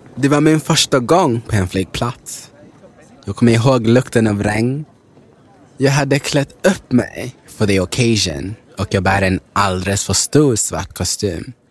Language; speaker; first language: Swedish; early bilingual, other home language; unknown